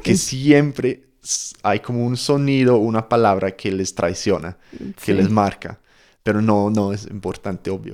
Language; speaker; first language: Spanish; non-native, fluent; English